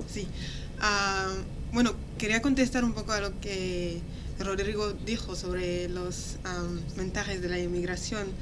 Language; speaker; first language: Spanish; non-native, fluent; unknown